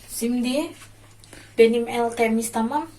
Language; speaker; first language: Turkish; non-native, learner; Indonesian